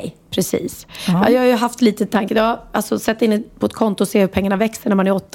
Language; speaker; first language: Swedish; native; Swedish